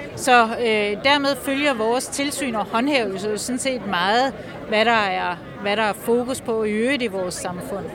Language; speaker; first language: Danish; native; Danish